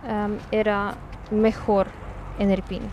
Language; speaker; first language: Spanish; non-native, learner; Ukrainian